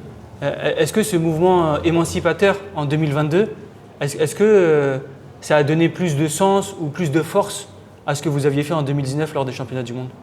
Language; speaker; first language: French; native; French